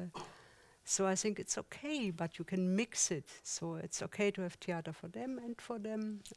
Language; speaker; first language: English; non-native, learner; German